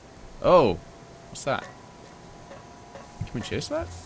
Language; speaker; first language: English; native; English